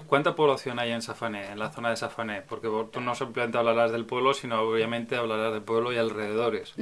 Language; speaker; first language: Spanish; native; Spanish